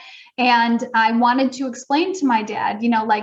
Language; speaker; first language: English; native; English